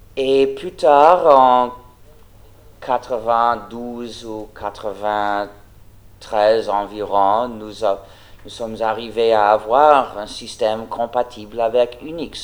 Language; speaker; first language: French; non-native, fluent; English